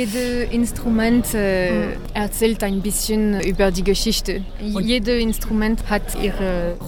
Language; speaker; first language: German; non-native, learner; French